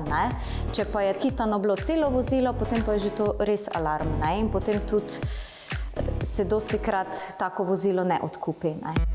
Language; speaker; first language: Slovenian; native; Slovenian